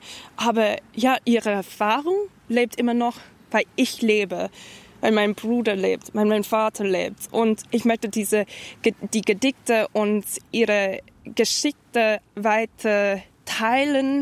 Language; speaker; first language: German; non-native, fluent; English